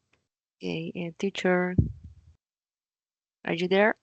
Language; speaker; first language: English; non-native, learner; Spanish